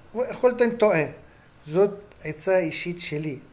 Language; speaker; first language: Hebrew; non-native, fluent; Russian